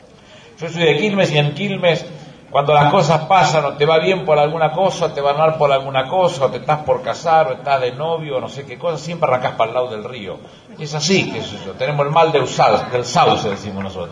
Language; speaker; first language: Spanish; native; Spanish